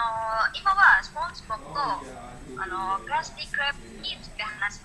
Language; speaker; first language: Japanese; non-native, learner; Indonesian